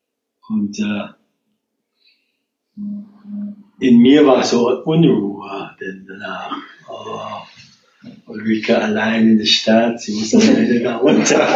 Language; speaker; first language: German; non-native, fluent; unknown